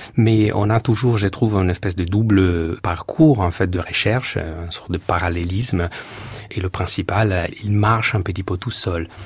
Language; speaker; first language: French; non-native, fluent; Italian